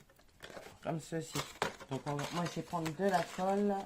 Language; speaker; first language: French; native; French